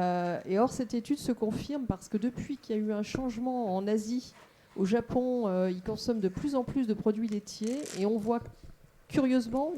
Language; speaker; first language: French; native; French